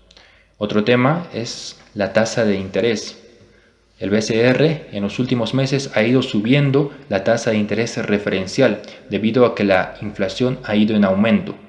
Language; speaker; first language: Spanish; native; Spanish